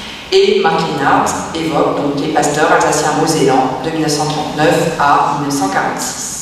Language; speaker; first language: French; native; French